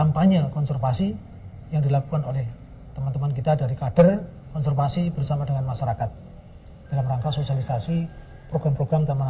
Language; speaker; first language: Indonesian; native; Indonesian